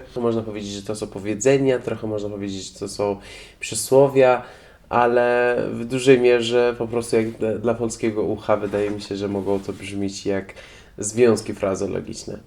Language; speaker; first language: Polish; non-native, fluent; Persian